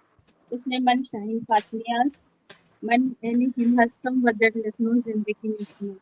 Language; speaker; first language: Persian; non-native, learner; Urdu